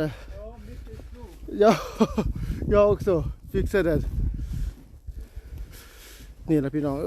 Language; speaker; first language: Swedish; non-native, learner; Thai